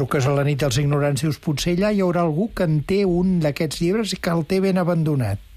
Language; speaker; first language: Catalan; native; Catalan